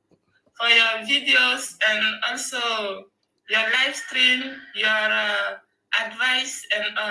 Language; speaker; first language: English; non-native, learner; French